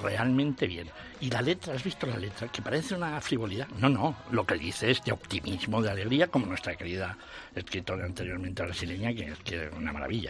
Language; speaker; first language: Spanish; native; Spanish